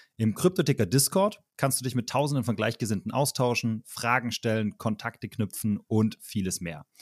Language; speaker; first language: German; native; German